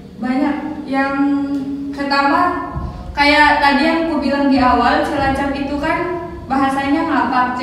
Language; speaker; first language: Indonesian; native; Indonesian